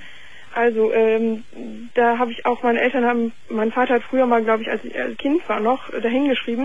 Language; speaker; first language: German; native; German